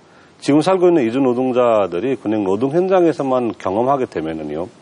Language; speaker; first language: Korean; non-native, fluent; Nepali